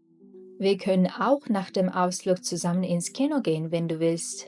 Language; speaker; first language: German; non-native, fluent; Mongolian